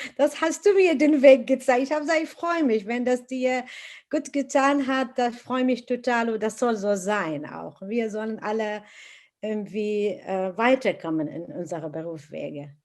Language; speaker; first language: German; non-native, fluent; Arabic